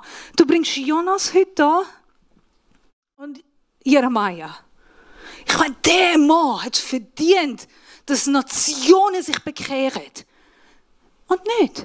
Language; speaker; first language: German; non-native, fluent; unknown